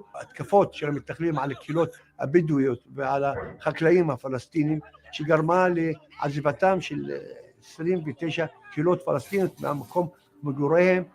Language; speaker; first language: Hebrew; non-native, local second language; Arabic